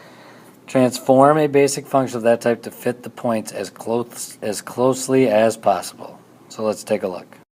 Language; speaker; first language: English; native; English